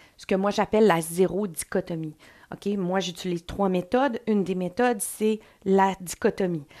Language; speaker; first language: French; native; French